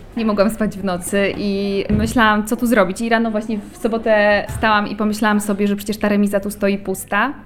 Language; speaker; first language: Polish; native; Polish